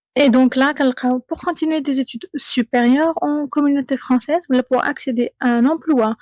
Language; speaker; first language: French; non-native, local second language; Arabic